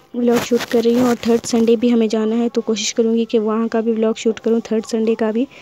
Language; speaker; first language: Hindi; non-native, local second language; Urdu